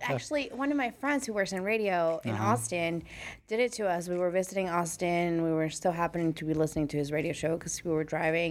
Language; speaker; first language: English; early bilingual, other home language; Spanish